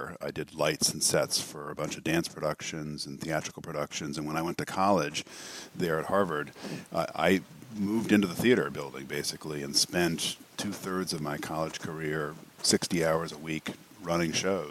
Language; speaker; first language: English; native; English